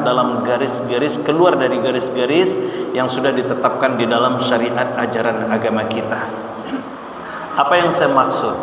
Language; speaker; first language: Indonesian; native; Indonesian